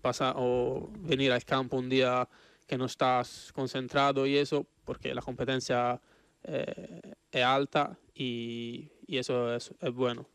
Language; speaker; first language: Spanish; non-native, fluent; Italian